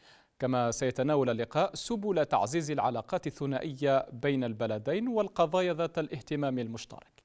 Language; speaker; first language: Arabic; native; Arabic